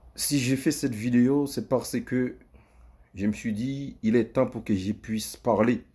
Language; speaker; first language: French; native; French